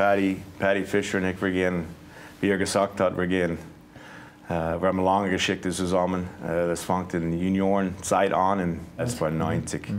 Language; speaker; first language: German; non-native, fluent; English